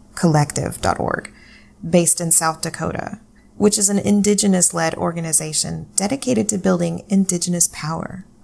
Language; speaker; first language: English; native; English